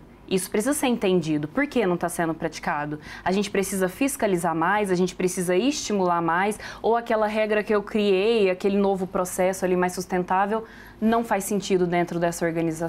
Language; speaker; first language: Portuguese; native; Portuguese